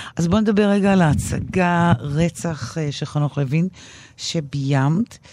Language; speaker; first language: Hebrew; native; Hebrew